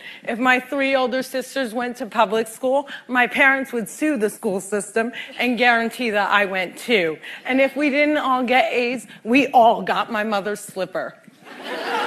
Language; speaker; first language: English; native; English